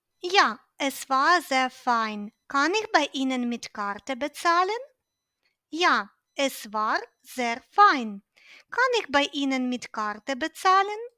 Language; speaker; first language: German; non-native, fluent; Ukrainian